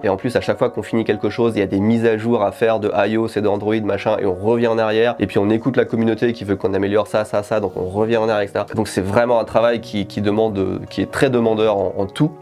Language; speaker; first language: French; native; French